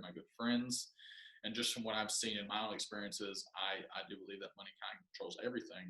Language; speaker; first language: English; native; English